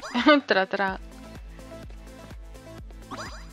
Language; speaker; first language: Spanish; native; Spanish